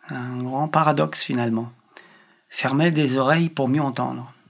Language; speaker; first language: French; non-native, fluent; Polish